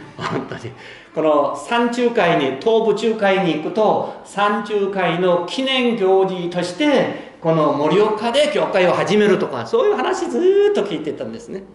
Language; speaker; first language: Japanese; non-native, fluent; Korean